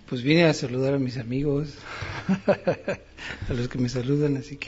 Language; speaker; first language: Spanish; native; Spanish